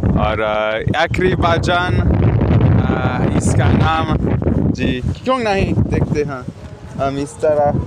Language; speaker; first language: Hindi; non-native, learner; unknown